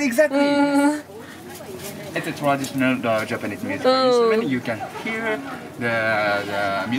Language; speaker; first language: English; non-native, learner; Japanese